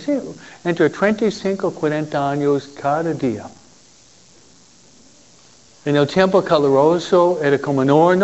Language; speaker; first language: Spanish; non-native, fluent; English